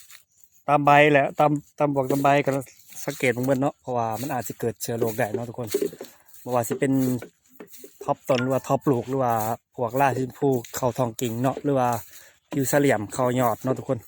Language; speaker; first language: Thai; non-native, local second language; Lao